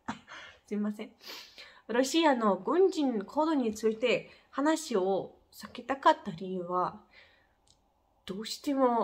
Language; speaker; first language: Japanese; non-native, fluent; Ukrainian